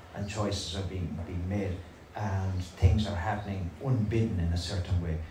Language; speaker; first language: English; native; English